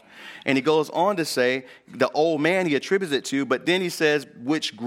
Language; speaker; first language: English; native; English